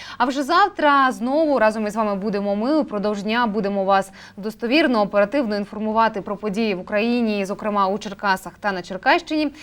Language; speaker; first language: Ukrainian; native; Ukrainian